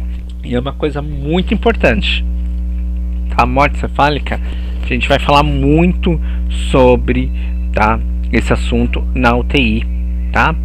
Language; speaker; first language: Portuguese; native; Portuguese